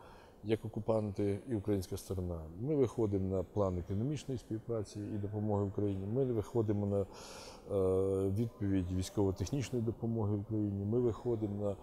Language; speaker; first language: Ukrainian; native; Ukrainian